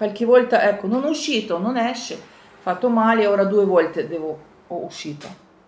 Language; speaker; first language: Italian; non-native, fluent; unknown